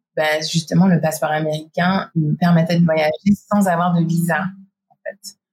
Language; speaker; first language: French; native; French